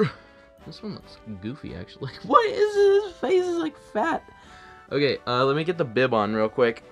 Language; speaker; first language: English; native; English